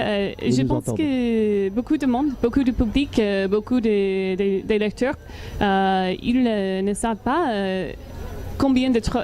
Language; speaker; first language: French; non-native, learner; English